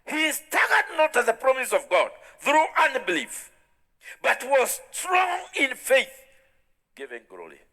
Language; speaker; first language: English; non-native, local second language; Swahili